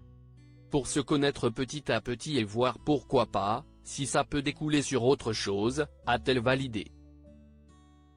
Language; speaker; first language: French; native; French